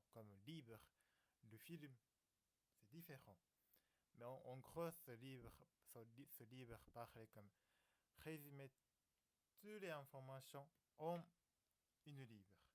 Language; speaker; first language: French; non-native, learner; Japanese